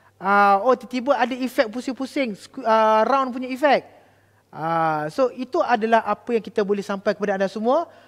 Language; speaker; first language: Malay; native; Malay